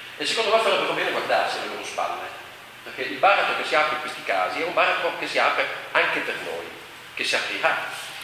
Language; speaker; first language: Italian; native; Italian